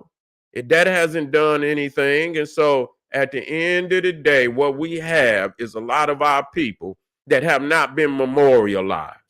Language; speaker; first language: English; native; English